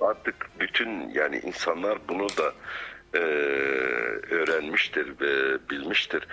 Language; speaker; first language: Turkish; non-native, fluent; Arabic